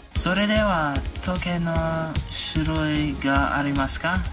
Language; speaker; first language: Japanese; non-native, learner; English